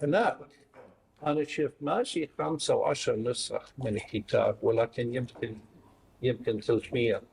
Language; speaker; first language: Arabic; non-native, fluent; English